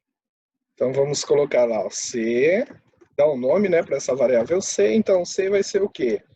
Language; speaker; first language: Portuguese; native; Portuguese